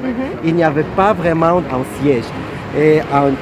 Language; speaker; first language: French; non-native, fluent; Russian